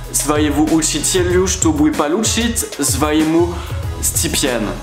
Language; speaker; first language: Russian; non-native, fluent; French